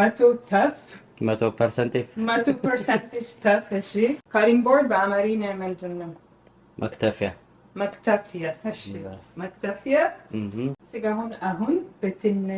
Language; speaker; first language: Amharic; non-native, learner; Arabic